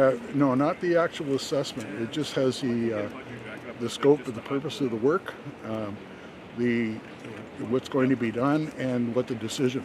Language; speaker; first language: English; native; English